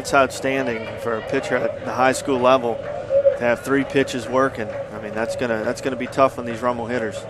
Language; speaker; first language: English; native; English